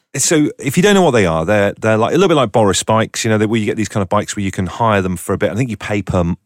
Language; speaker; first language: English; native; English